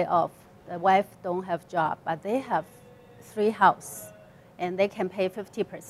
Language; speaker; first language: English; non-native, learner; Chinese